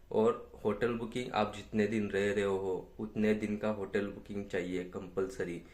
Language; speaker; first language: Hindi; non-native, local second language; Gujarati